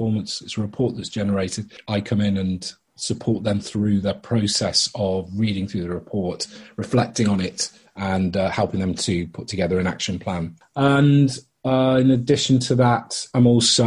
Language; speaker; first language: English; native; English